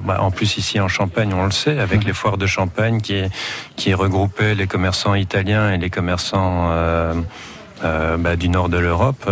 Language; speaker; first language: French; native; French